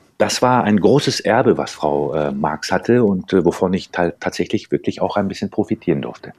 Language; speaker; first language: German; early bilingual, other home language; Turkish